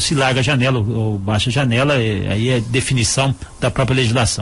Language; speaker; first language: Portuguese; native; Portuguese